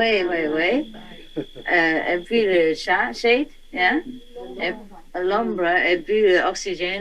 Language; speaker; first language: French; non-native, learner; Vietnamese